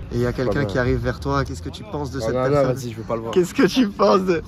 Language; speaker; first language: French; native; French